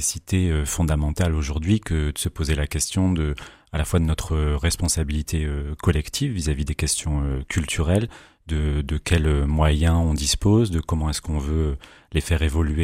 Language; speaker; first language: French; native; French